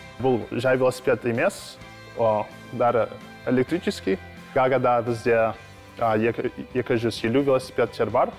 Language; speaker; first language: Kazakh; non-native, local second language; Russian